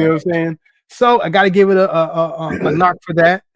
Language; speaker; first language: English; native; English